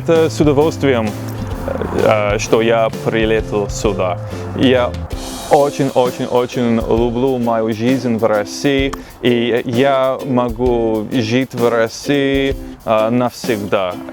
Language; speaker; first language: Russian; non-native, learner; English